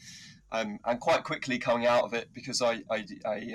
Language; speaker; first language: English; native; English